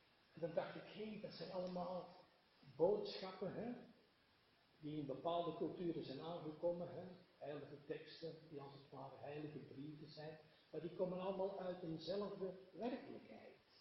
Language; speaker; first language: Dutch; native; Dutch